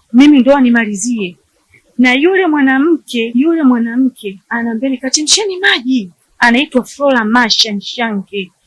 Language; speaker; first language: Swahili; native; Swahili